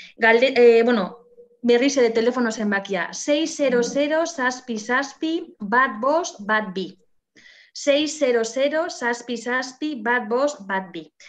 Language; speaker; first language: Basque; non-native, local second language; Spanish